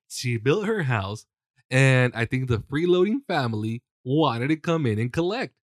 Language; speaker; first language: English; early bilingual, other home language; Spanish